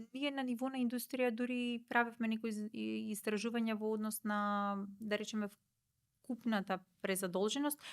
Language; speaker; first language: Macedonian; native; Macedonian